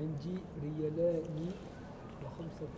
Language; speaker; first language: Arabic; non-native, learner; French